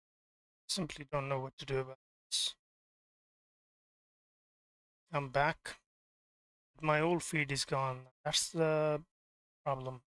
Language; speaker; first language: English; non-native, local second language; Pashto